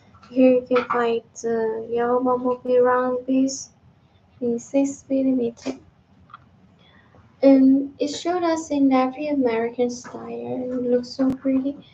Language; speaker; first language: English; non-native, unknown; Chinese